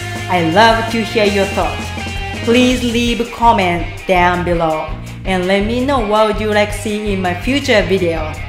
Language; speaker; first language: English; non-native, fluent; Japanese